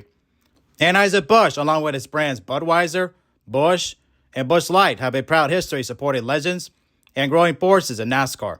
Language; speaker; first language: English; native; English